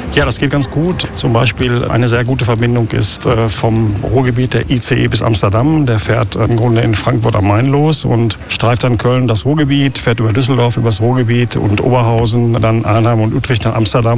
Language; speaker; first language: German; native; German